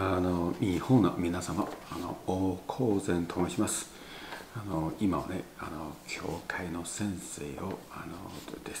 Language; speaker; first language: Japanese; non-native, learner; Chinese